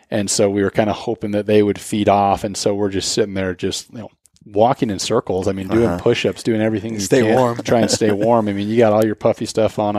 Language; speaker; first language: English; native; English